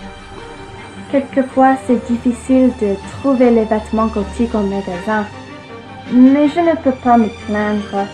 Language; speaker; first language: French; non-native, learner; English